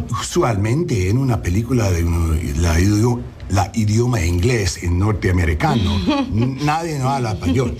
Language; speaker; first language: Spanish; non-native, learner; English